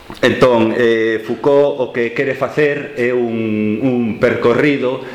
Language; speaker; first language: Galician; non-native, local second language; Spanish